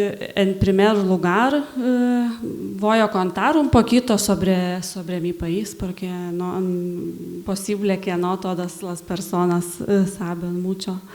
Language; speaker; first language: Spanish; non-native, learner; Lithuanian